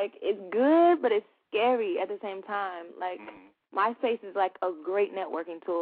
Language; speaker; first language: English; native; English